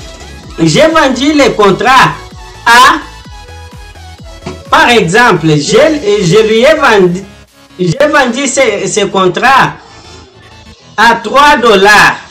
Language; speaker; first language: French; non-native, learner; Portuguese